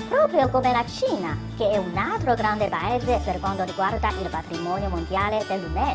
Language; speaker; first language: Italian; non-native, fluent; Chinese